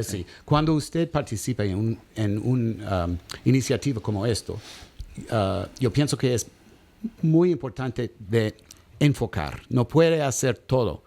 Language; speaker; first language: Spanish; non-native, learner; English